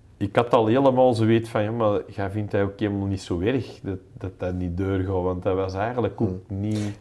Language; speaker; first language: Dutch; non-native, local second language; English